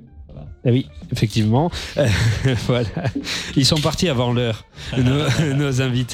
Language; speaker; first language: French; native; French